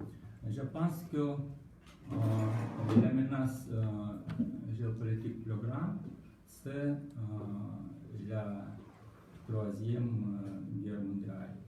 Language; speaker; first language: French; non-native, learner; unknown